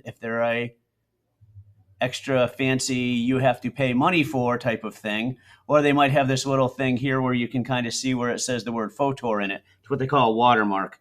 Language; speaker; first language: English; native; English